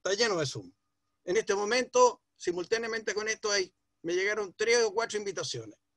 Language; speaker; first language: Spanish; early bilingual, other home language; Ladino